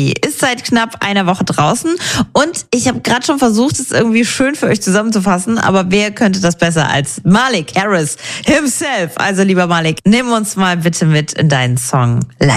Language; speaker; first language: German; native; German